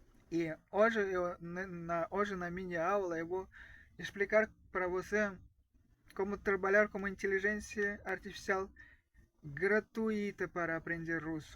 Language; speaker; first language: Portuguese; non-native, fluent; Russian